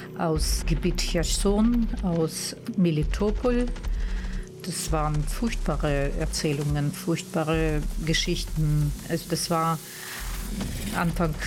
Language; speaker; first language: German; non-native, fluent; Russian